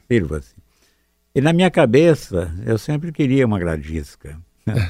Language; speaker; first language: Portuguese; native; Portuguese